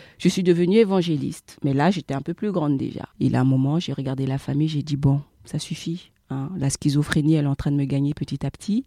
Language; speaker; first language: French; early bilingual, other home language; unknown